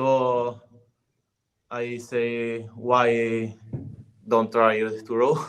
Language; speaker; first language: English; non-native, learner; Italian